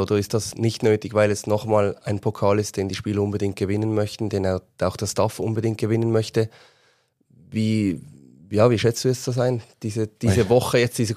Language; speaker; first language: German; native; German